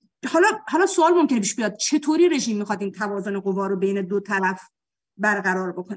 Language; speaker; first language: Persian; native; Persian